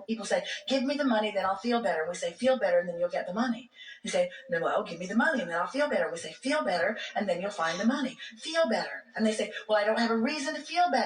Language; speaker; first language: English; native; English